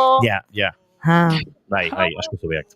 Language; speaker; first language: Basque; native; Basque